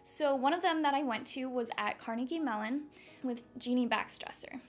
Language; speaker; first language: English; native; English